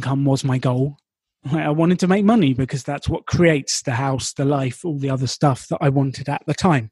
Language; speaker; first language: English; native; English